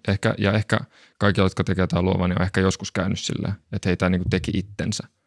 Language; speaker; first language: Finnish; native; Finnish